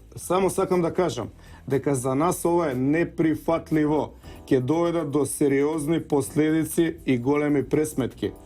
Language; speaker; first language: Macedonian; native; Macedonian